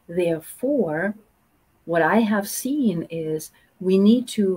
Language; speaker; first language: English; non-native, fluent; German